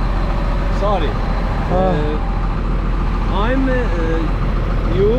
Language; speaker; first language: English; non-native, learner; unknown